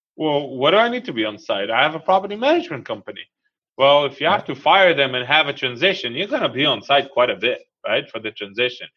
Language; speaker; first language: English; non-native, fluent; Hebrew